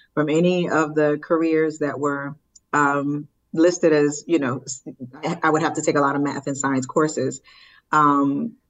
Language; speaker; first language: English; native; English